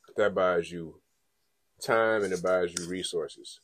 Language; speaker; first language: English; native; English